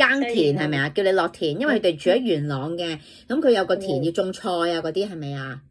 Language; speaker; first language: Cantonese; native; Cantonese